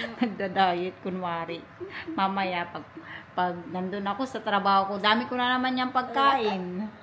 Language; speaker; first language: Filipino; native; Filipino